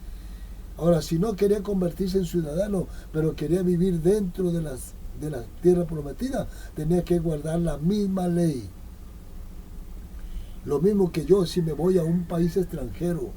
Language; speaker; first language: Spanish; native; Spanish